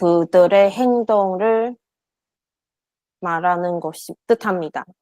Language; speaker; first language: Korean; non-native, learner; Chinese